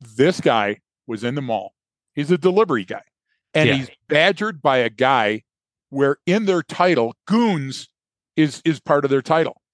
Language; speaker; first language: English; native; English